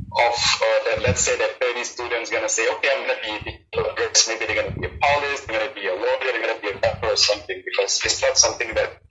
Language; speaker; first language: English; non-native, fluent; Indonesian